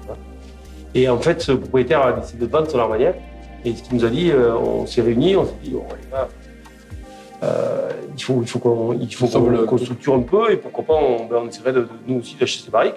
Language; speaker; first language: French; native; French